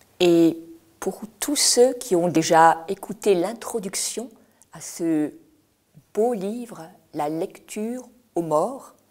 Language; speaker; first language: French; native; French